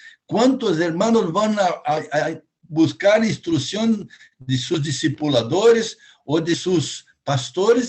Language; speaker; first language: Spanish; non-native, fluent; Portuguese